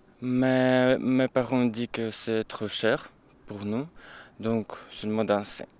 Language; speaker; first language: French; non-native, learner; Ukrainian